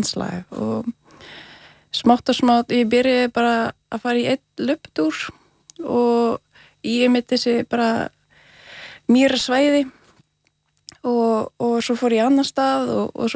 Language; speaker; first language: Icelandic; non-native, fluent; French